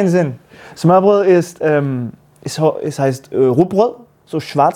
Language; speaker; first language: German; non-native, learner; Danish